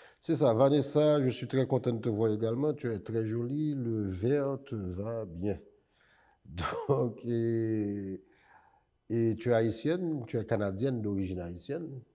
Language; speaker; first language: French; non-native, local second language; Haitian Creole